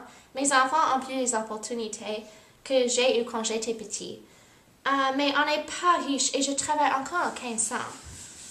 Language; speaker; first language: French; non-native, learner; English